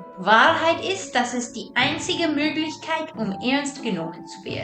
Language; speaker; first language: German; non-native, fluent; English